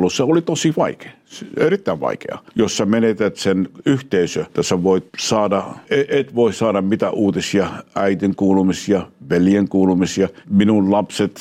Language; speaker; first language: Finnish; non-native, fluent; Hebrew